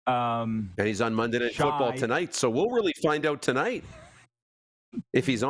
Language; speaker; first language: English; native; English